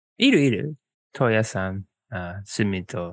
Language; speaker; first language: Japanese; non-native, learner; English